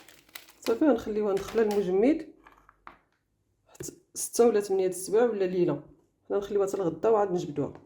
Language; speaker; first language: Arabic; native; Arabic